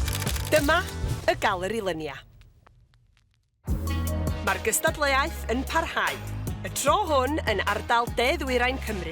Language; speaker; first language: Welsh; native; Welsh